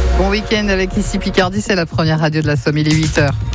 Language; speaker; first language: French; native; French